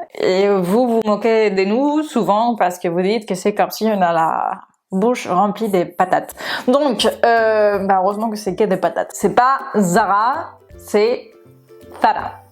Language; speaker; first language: French; non-native, fluent; Spanish